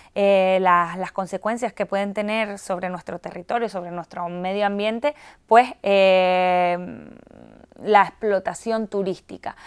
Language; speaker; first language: Spanish; native; Spanish